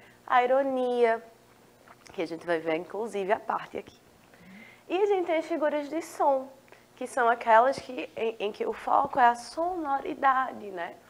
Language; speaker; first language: Portuguese; native; Portuguese